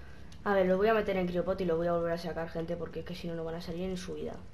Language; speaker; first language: Spanish; native; Spanish